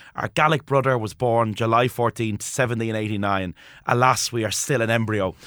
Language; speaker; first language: English; native; English